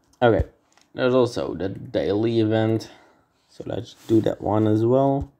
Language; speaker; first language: English; non-native, fluent; Dutch